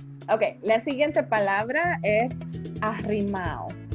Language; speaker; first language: Spanish; native; Spanish